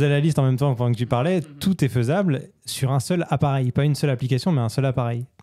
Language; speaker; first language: French; native; French